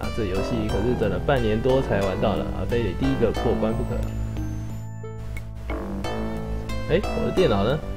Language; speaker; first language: Chinese; native; Chinese